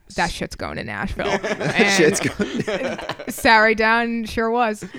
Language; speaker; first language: English; native; English